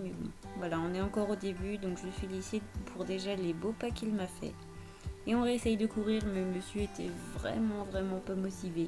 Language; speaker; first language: French; native; French